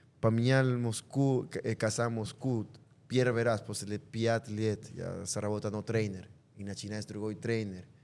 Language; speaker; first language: Russian; non-native, learner; Spanish